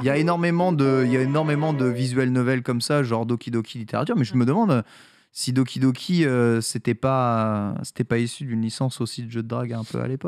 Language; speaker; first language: French; native; French